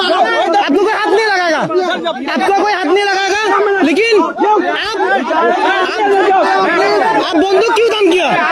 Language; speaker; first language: Hindi; non-native, learner; Bangla